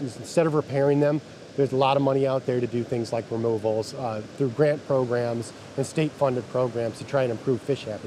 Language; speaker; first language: English; native; English